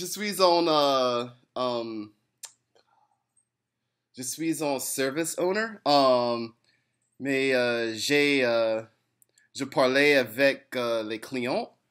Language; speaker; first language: French; non-native, learner; English